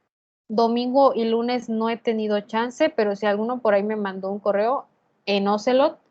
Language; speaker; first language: Spanish; native; Spanish